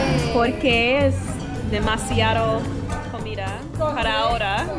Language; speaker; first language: Spanish; non-native, learner; English